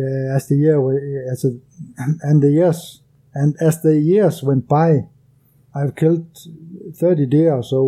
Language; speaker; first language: English; non-native, fluent; Danish